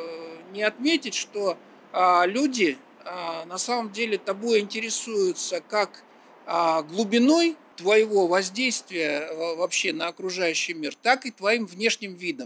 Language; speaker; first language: Russian; native; Russian